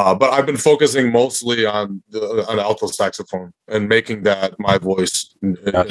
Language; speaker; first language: English; native; English